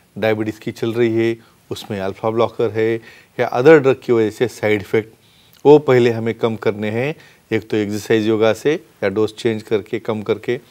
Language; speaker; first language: Hindi; non-native, local second language; Marathi